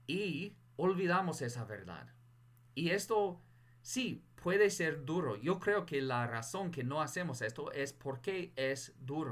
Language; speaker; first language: Spanish; non-native, fluent; English